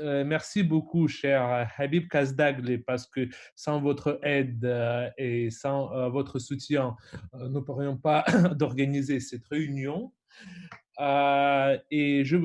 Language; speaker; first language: French; non-native, fluent; Russian